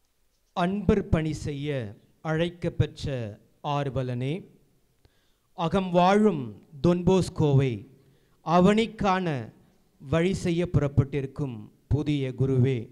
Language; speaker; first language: Tamil; native; Tamil